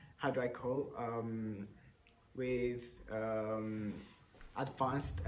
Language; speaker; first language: English; non-native, fluent; Japanese